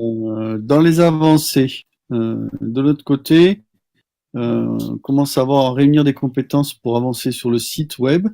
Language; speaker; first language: French; native; French